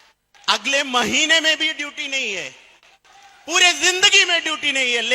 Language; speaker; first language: Hindi; non-native, fluent; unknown